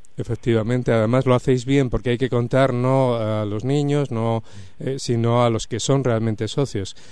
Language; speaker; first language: Spanish; native; Spanish